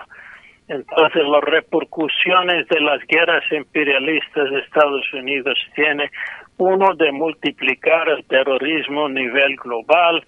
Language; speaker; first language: Spanish; non-native, fluent; English